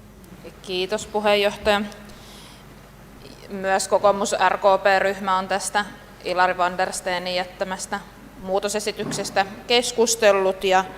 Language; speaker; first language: Finnish; native; Finnish